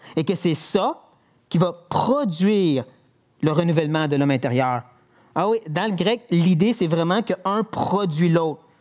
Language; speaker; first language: French; native; French